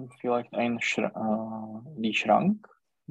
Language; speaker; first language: German; non-native, learner; Czech